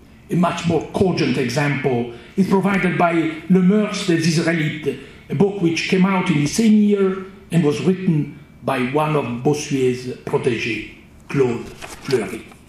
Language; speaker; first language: English; non-native, fluent; Italian